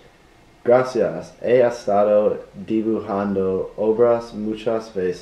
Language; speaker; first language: Spanish; non-native, learner; English